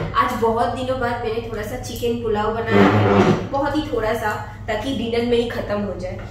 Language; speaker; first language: Hindi; non-native, local second language; Bangla